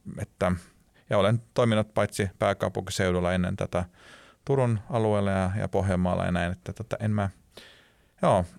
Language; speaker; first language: Finnish; non-native, local second language; Swedish